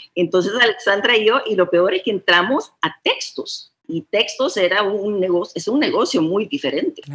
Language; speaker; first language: Spanish; early bilingual, heritage; Spanish